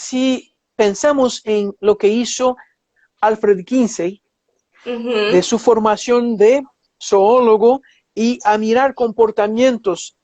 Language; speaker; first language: Spanish; non-native, fluent; Portuguese